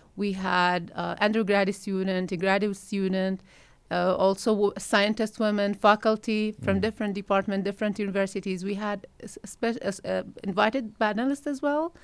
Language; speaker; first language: English; non-native, fluent; Arabic